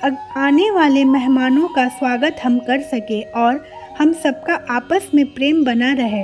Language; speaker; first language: Hindi; native; Hindi